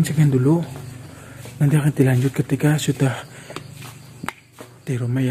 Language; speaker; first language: Indonesian; native; Indonesian